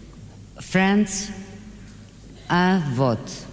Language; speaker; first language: French; non-native, fluent; German